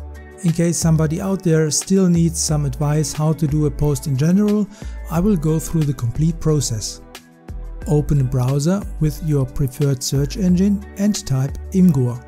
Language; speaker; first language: English; non-native, fluent; German